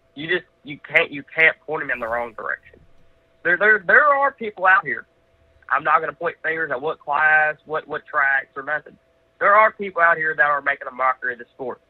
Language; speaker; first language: English; native; English